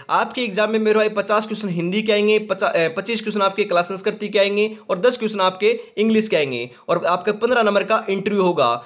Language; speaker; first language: Hindi; native; Hindi